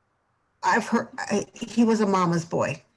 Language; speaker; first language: English; native; English